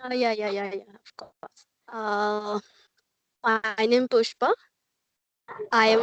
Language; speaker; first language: English; non-native, learner; Hindi